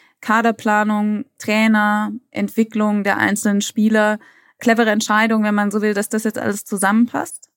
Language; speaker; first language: German; native; German